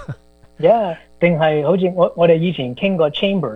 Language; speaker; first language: Chinese; early bilingual, heritage; Cantonese